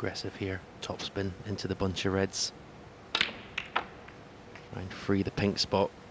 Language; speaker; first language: English; native; English